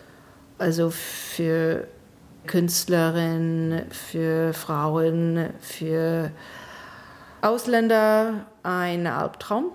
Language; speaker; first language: German; non-native, fluent; English